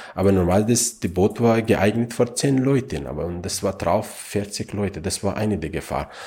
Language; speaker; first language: German; non-native, learner; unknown